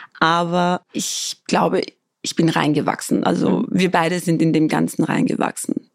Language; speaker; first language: German; early bilingual, other home language; Albanian